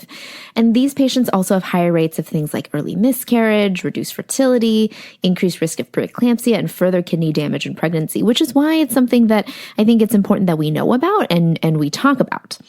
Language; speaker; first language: English; native; English